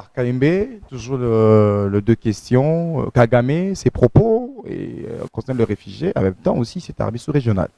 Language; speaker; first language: French; non-native, local second language; Lingala